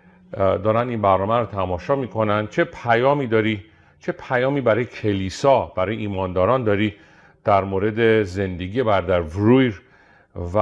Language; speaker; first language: Persian; native; Persian